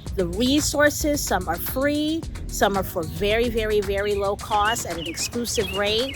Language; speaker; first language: English; native; English